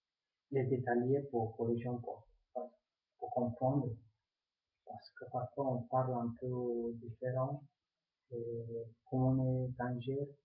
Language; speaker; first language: French; non-native, fluent; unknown